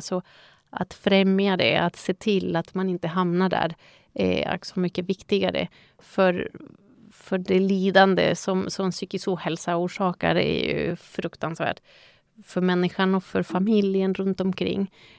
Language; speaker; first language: Swedish; non-native, fluent; Spanish